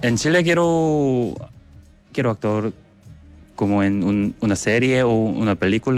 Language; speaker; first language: Spanish; non-native, learner; Korean